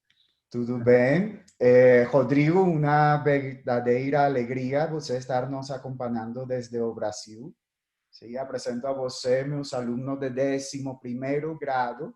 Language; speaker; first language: Portuguese; non-native, fluent; Spanish